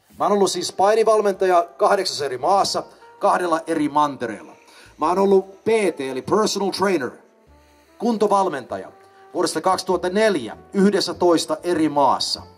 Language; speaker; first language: Finnish; early bilingual, heritage; Finnish